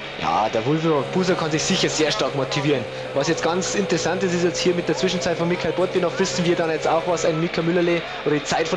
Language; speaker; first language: German; native; German